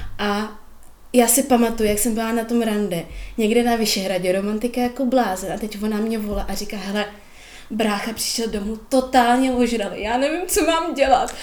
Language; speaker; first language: Czech; non-native, fluent; Russian